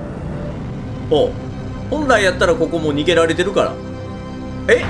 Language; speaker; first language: Japanese; native; Japanese